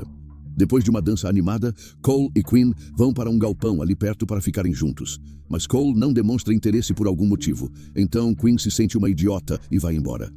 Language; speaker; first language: Portuguese; native; Portuguese